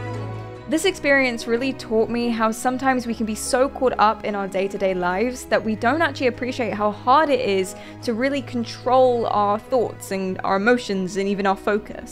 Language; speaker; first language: English; native; English